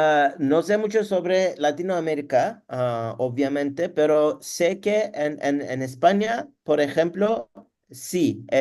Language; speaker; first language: Spanish; non-native, learner; Turkish